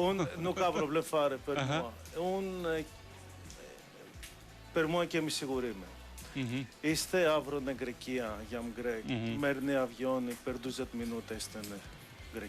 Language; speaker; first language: Albanian; non-native, learner; Greek